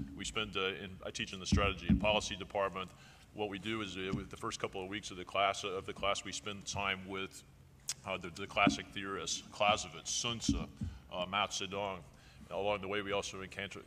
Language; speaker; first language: English; native; English